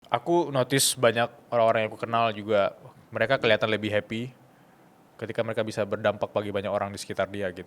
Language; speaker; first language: Indonesian; native; Indonesian